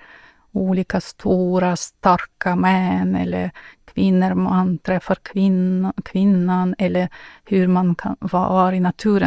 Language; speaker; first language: Swedish; non-native, fluent; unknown